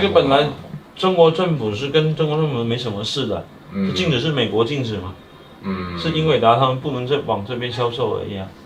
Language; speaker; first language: Chinese; native; Chinese